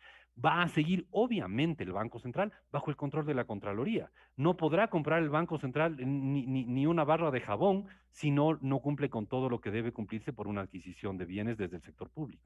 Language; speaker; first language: Spanish; native; Spanish